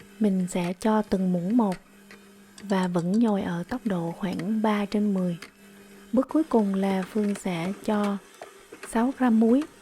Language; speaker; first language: Vietnamese; native; Vietnamese